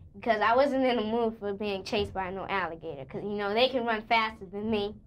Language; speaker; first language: English; native; English